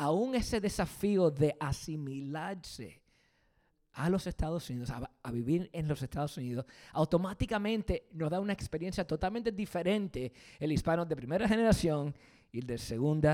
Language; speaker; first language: Spanish; early bilingual, heritage; Spanish